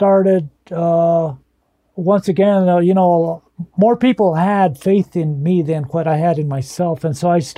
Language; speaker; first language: English; early bilingual, other home language; Spanish